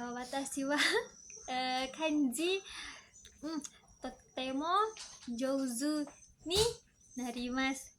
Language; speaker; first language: Japanese; non-native, learner; Indonesian